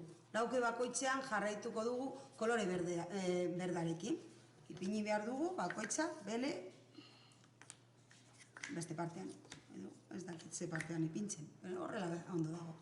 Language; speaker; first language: Basque; non-native, local second language; Spanish